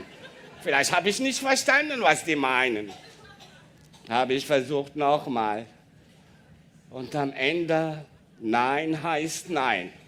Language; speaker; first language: German; non-native, learner; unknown